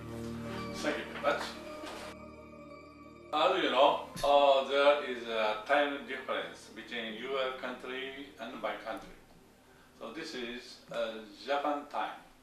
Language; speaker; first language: English; non-native, learner; Japanese